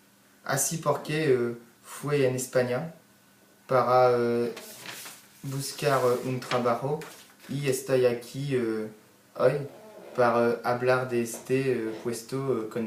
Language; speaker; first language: Spanish; non-native, learner; French